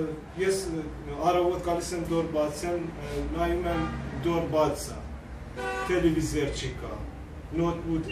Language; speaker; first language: Armenian; non-native, learner; Persian